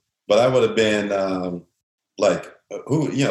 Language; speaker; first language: English; native; English